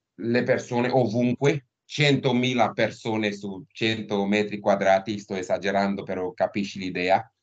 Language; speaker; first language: Italian; non-native, fluent; Romanian